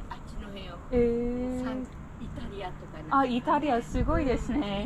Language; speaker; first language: Japanese; early bilingual, other home language; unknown